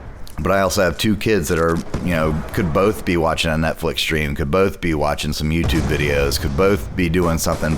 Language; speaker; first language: English; native; English